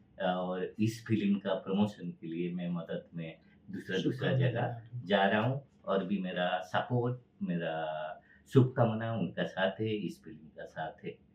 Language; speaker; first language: Hindi; non-native, local second language; Odia